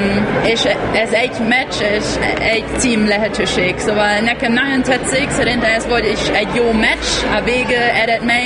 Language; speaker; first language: Hungarian; non-native, fluent; German